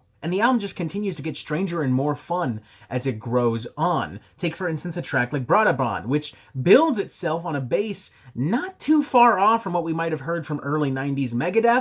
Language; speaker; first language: English; native; English